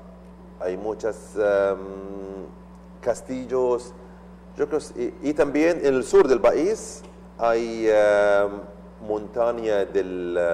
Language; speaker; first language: Spanish; non-native, learner; Arabic